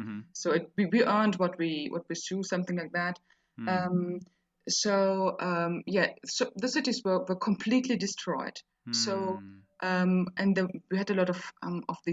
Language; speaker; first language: English; non-native, fluent; German